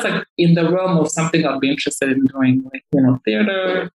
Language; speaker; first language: English; non-native, local second language; Kinyarwanda